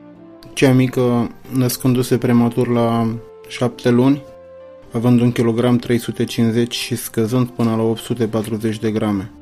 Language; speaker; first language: Romanian; native; Romanian